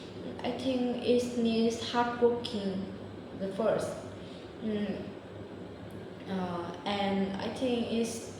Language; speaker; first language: English; non-native, learner; Vietnamese